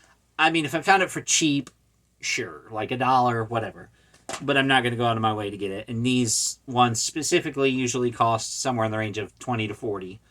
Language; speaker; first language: English; native; English